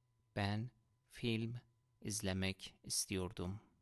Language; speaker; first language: Turkish; non-native, fluent; Persian